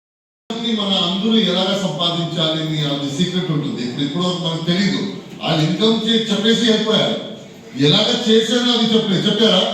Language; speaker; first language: Telugu; non-native, fluent; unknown